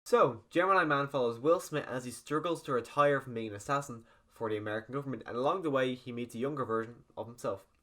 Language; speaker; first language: English; native; English